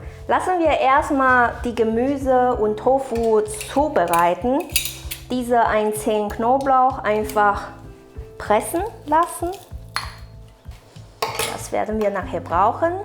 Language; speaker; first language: German; non-native, fluent; Chinese